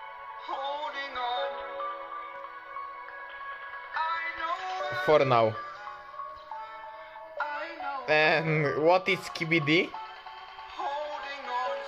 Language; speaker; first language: English; non-native, fluent; Polish